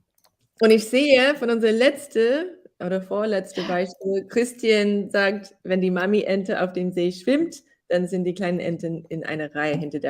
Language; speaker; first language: German; non-native, fluent; English